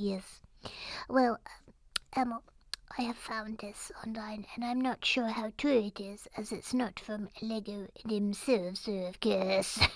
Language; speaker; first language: English; native; English